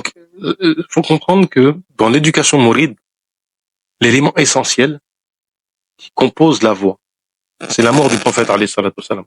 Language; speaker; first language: French; non-native, local second language; Wolof